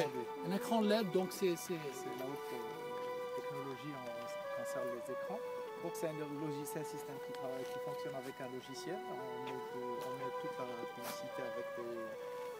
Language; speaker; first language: French; non-native, local second language; Arabic